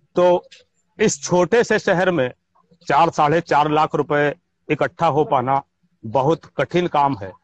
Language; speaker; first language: Hindi; native; Hindi